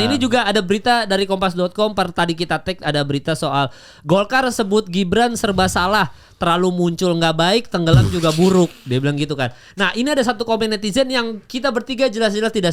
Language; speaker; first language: Indonesian; native; Indonesian